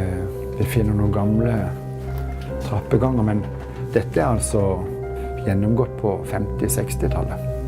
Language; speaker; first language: Norwegian; native; Norwegian